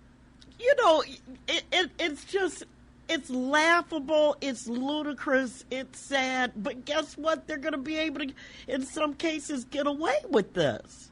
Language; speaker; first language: English; native; English